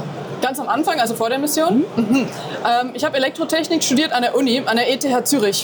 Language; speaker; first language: German; native; German